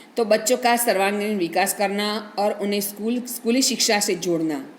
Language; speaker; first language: Hindi; non-native, local second language; Gujarati